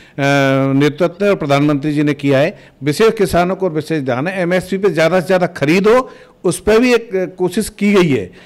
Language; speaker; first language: Hindi; native; Hindi